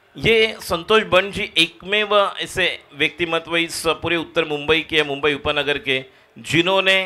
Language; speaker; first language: Hindi; non-native, local second language; Marathi